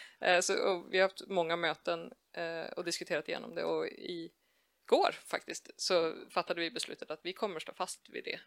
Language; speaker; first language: Swedish; native; Swedish